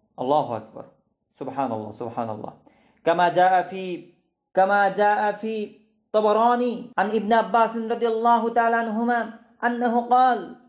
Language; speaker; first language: Arabic; non-native, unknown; Bangla